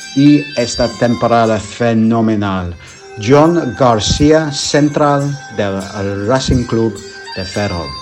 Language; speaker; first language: Spanish; non-native, fluent; English